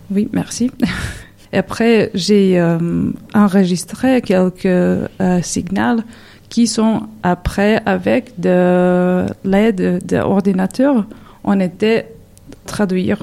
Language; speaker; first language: French; non-native, learner; Serbian